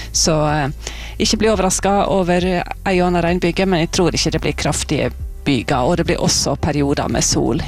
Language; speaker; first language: Norwegian; native; Norwegian